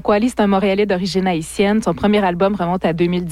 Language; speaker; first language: French; native; French